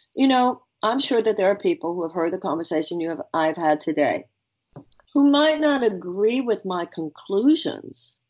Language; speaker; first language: English; native; English